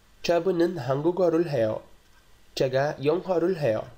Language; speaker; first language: Korean; non-native, fluent; Portuguese